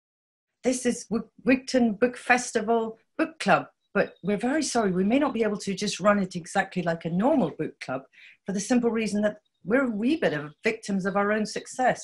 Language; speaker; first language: English; native; English